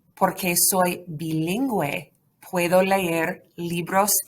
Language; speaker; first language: Spanish; non-native, fluent; English